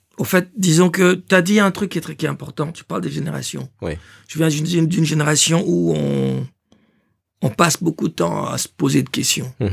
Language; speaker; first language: French; non-native, local second language; Lingala